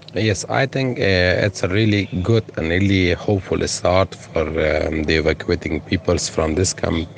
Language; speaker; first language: English; non-native, fluent; Persian